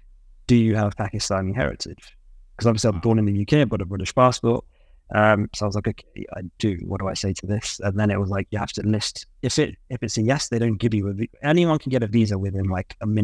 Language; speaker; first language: English; native; English